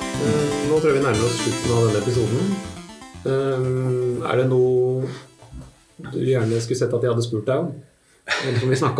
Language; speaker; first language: Norwegian; native; Norwegian